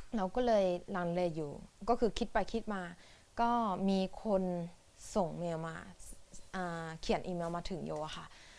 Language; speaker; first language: Thai; non-native, fluent; Japanese